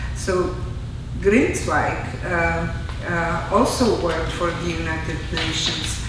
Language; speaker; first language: English; non-native, fluent; Czech